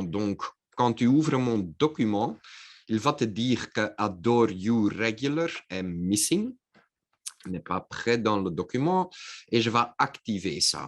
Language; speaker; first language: French; non-native, local second language; Dutch